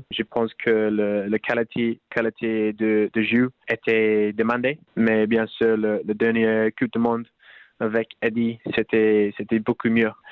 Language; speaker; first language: French; non-native, learner; English